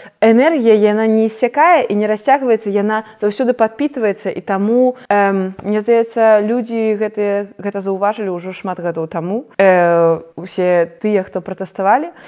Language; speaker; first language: Belarusian; non-native, local second language; Russian